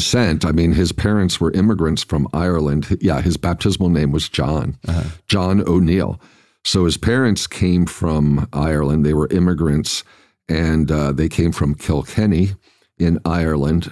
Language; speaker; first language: English; native; English